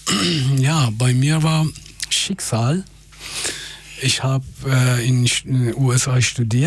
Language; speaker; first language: German; non-native, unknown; Persian